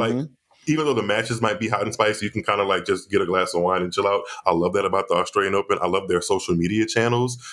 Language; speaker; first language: English; native; English